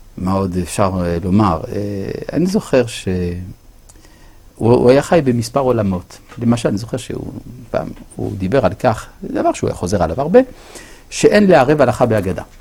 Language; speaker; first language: Hebrew; non-native, fluent; French